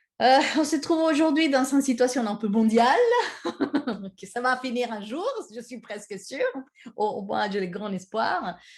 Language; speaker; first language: French; non-native, fluent; Spanish